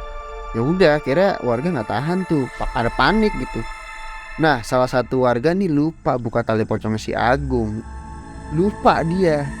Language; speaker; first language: Indonesian; native; Indonesian